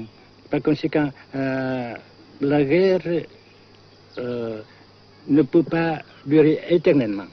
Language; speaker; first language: French; non-native, local second language; Vietnamese